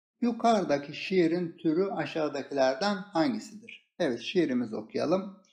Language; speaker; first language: Turkish; native; Turkish